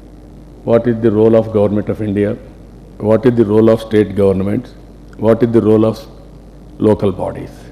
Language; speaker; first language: English; non-native, local second language; Telugu